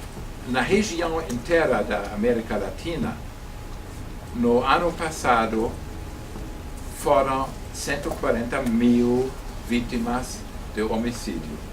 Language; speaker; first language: Portuguese; non-native, fluent; German